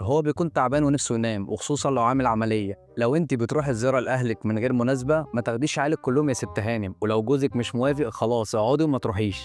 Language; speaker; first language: Arabic; native; Arabic